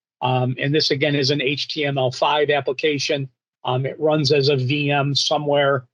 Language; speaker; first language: English; native; English